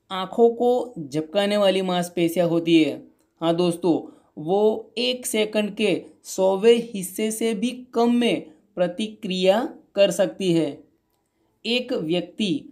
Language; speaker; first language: Hindi; non-native, local second language; Gujarati